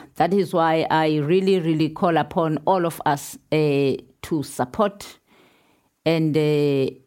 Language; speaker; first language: English; non-native, local second language; Xhosa